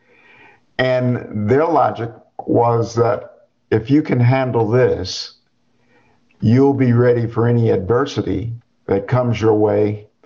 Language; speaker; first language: English; native; English